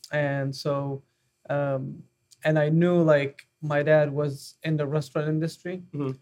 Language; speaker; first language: English; non-native, fluent; Arabic